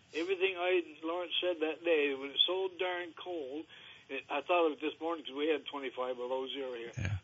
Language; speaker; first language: English; native; English